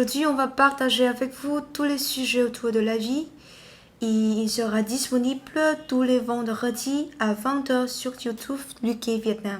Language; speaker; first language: French; non-native, learner; Vietnamese